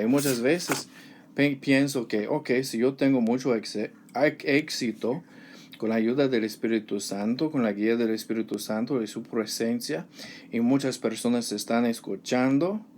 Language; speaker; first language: Spanish; non-native, learner; English